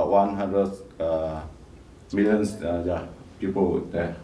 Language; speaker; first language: English; non-native, learner; Vietnamese